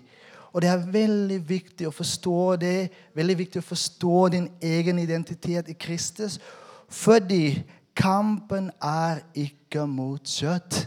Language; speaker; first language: Norwegian; non-native, fluent; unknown